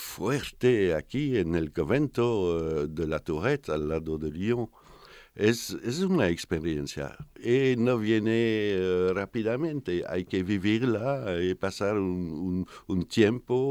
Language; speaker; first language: Spanish; non-native, fluent; French